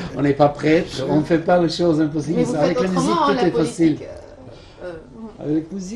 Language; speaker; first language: French; non-native, fluent; Serbian